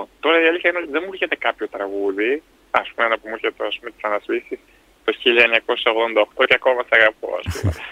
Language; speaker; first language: Greek; early bilingual, other home language; Russian